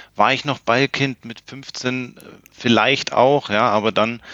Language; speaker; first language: German; native; German